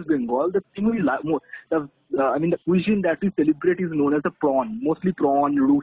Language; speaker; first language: English; non-native, local second language; Bangla